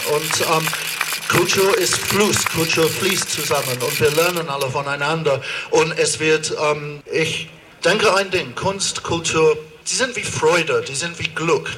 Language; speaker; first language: German; non-native, fluent; English